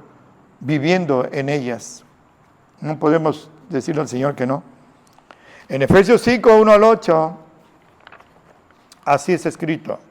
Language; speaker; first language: Spanish; native; Spanish